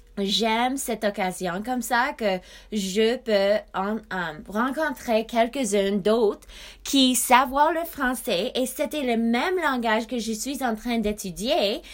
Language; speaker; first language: French; non-native, learner; English